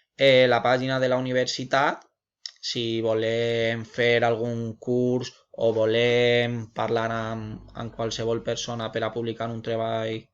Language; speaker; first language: Catalan; non-native, local second language; Spanish